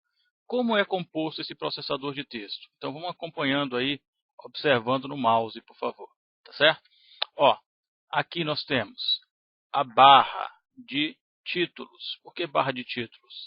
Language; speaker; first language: Portuguese; native; Portuguese